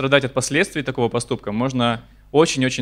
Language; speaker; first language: Russian; native; Russian